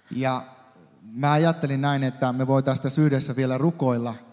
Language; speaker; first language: Finnish; native; Finnish